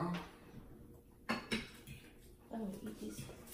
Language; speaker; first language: English; non-native, learner; Thai